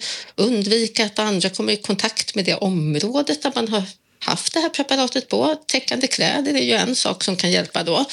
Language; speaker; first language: Swedish; native; Swedish